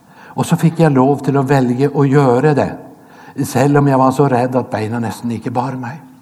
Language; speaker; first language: Swedish; native; Swedish